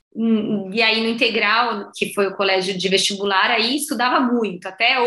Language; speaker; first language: Portuguese; native; Portuguese